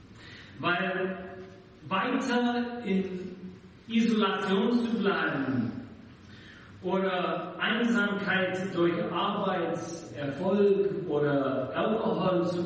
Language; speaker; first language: German; non-native, fluent; English